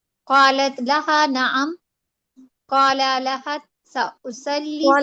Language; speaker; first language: Arabic; non-native, learner; Urdu